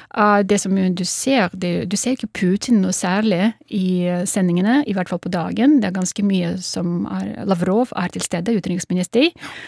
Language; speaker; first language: Norwegian; non-native, fluent; Russian